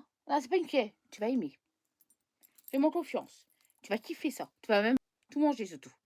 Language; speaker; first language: French; native; French